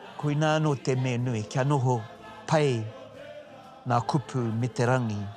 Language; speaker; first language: Māori; native; Māori